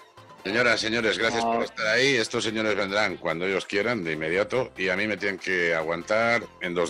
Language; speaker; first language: Spanish; native; Spanish